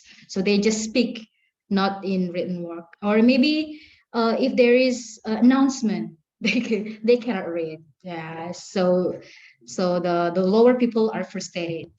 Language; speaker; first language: English; non-native, fluent; Indonesian